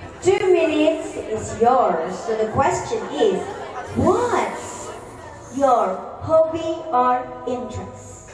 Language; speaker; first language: English; non-native, fluent; Indonesian